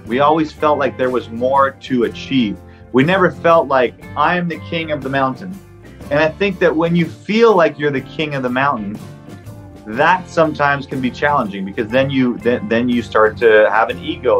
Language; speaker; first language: English; non-native, local second language; French